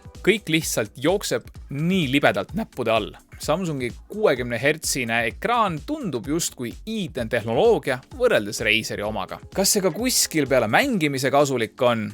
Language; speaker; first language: Estonian; native; Estonian